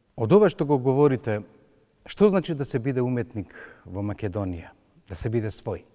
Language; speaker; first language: Macedonian; native; Macedonian